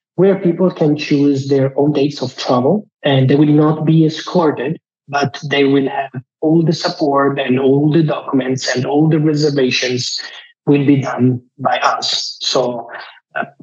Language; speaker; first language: English; non-native, fluent; Italian